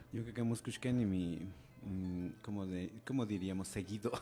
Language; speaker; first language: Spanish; non-native, local second language; Quechua